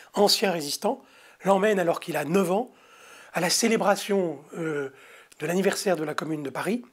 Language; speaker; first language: French; native; French